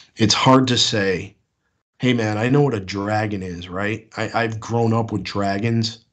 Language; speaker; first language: English; native; English